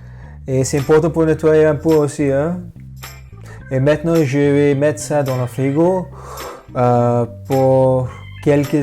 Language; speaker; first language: French; non-native, fluent; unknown